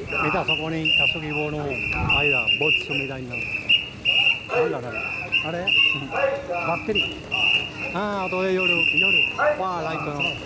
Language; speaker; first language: Japanese; native; Japanese